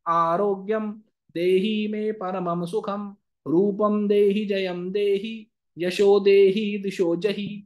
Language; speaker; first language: Hindi; native; Hindi